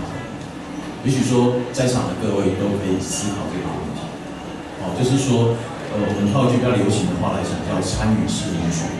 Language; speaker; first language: Chinese; native; Chinese